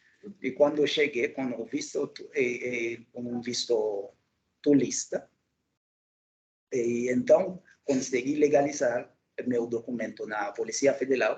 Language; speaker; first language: Portuguese; non-native, local second language; Haitian Creole